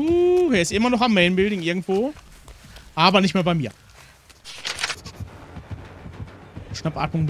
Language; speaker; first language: German; native; German